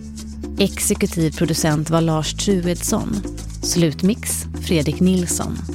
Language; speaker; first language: Swedish; native; Swedish